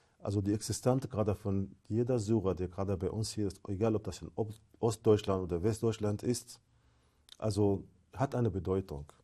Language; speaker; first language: German; non-native, fluent; Arabic